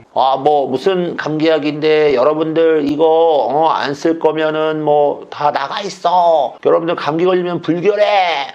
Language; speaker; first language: Korean; native; Korean